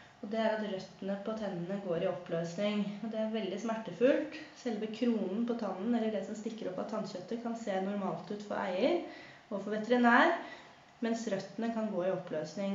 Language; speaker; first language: Norwegian; native; Norwegian